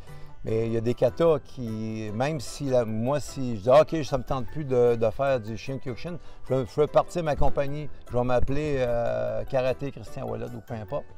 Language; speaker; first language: French; native; French